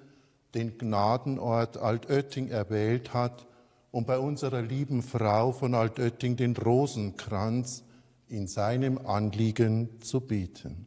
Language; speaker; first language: German; native; German